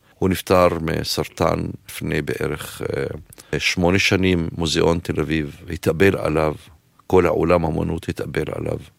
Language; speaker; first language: Hebrew; non-native, local second language; Arabic